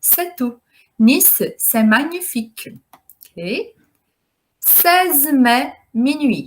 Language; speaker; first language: French; non-native, fluent; Portuguese